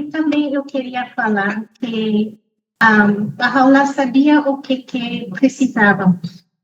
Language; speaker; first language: Portuguese; non-native, fluent; English